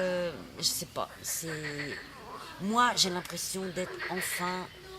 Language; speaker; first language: French; native; French